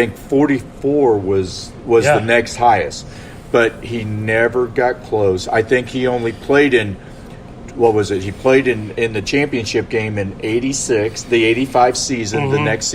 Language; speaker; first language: English; native; English